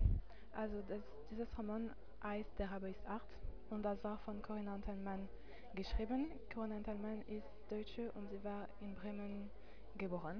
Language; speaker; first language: German; non-native, learner; French